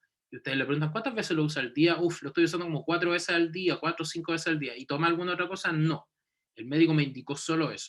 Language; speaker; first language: Spanish; native; Spanish